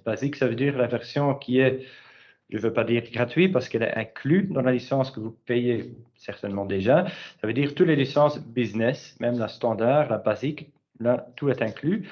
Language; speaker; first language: French; native; French